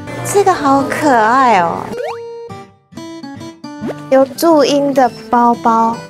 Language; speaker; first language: Chinese; non-native, fluent; Japanese